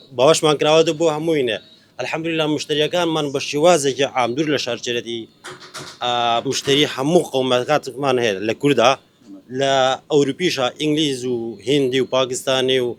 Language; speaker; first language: Central Kurdish; native; Central Kurdish